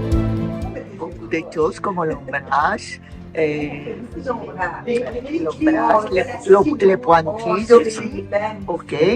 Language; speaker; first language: French; non-native, learner; Spanish